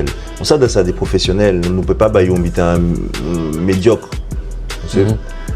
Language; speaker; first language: French; non-native, local second language; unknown